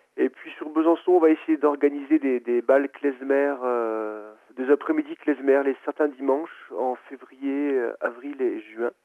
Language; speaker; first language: French; native; French